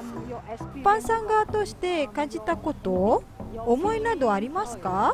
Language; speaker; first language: Japanese; non-native, fluent; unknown